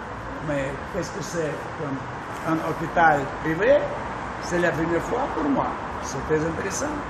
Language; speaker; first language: French; non-native, learner; Russian